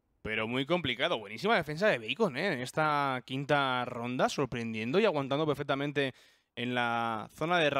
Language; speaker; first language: Spanish; native; Spanish